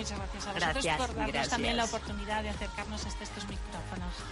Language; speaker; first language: Spanish; native; Spanish